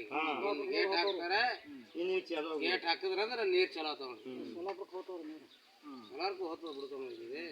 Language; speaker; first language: Kannada; native; Kannada